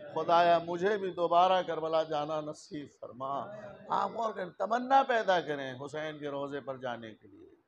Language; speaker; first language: Urdu; native; Urdu